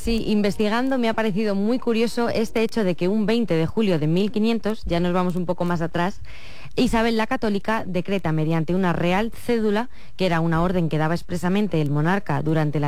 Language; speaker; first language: Spanish; native; Spanish